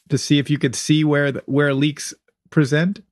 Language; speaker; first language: English; native; English